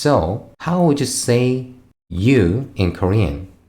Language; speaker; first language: English; non-native, fluent; Korean